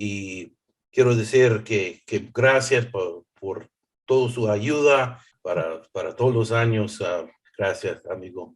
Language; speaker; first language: Spanish; early bilingual, heritage; English